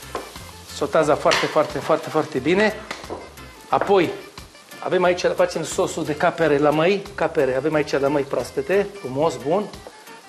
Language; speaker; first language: Romanian; non-native, learner; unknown